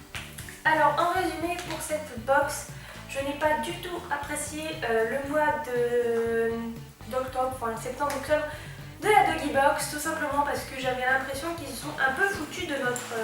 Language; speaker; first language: French; native; French